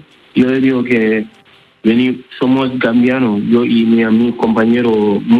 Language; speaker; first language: Spanish; non-native, learner; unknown